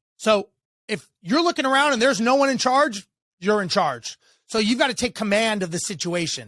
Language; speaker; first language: English; native; English